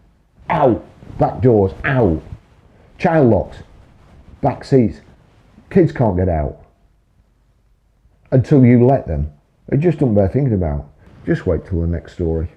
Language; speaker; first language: English; native; English